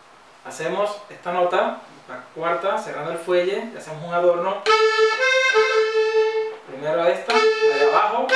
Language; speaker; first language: Spanish; native; Spanish